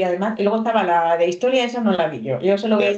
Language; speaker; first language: Spanish; native; Spanish